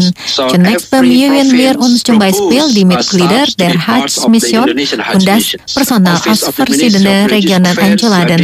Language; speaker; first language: German; non-native, fluent; Indonesian